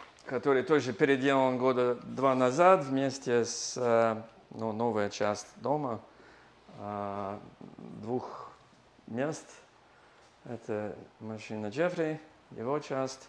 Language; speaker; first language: Russian; non-native, learner; English